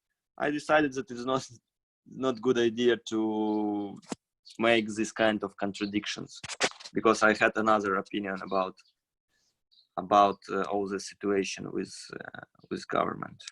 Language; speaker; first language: English; non-native, fluent; Russian